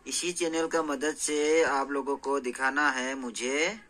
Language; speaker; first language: Hindi; non-native, local second language; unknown